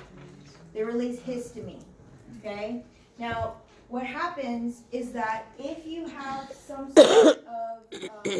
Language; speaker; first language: English; native; English